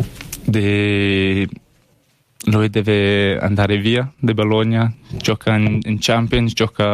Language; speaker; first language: Italian; non-native, learner; English